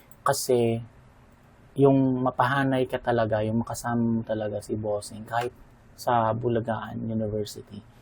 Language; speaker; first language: Filipino; non-native, local second language; Hiligaynon